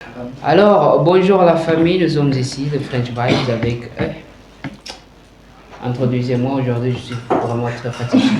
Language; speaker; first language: French; non-native, learner; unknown